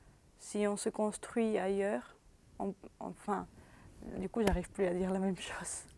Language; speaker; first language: French; early bilingual, other home language; Spanish